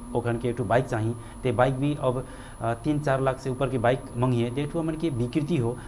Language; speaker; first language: Bhojpuri; non-native, local second language; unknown